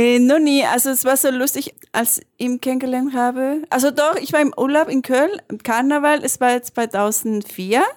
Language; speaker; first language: German; non-native, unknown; Spanish